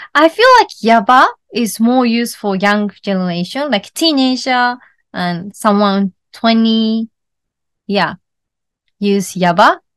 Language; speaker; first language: English; non-native, fluent; Japanese